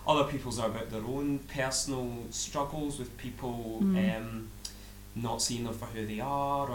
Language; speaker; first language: English; native; English